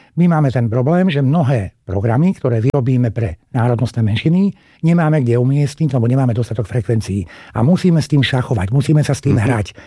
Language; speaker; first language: Slovak; non-native, local second language; Hungarian